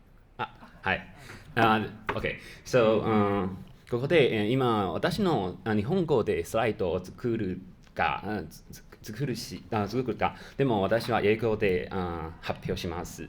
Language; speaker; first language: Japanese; non-native, learner; Chinese